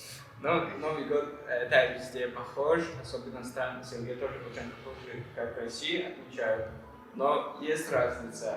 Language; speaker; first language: Russian; non-native, local second language; Tajik